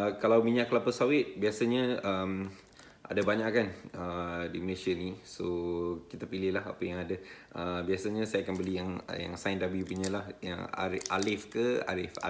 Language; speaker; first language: Malay; non-native, local second language; Tamil